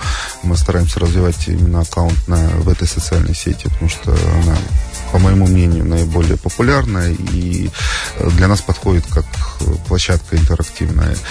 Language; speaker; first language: Russian; native; Russian